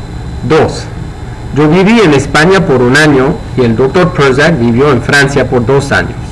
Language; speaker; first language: Spanish; non-native, fluent; English